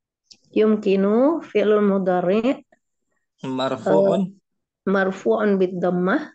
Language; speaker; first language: Arabic; non-native, learner; Indonesian